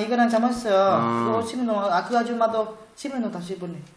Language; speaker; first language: Korean; non-native, learner; Vietnamese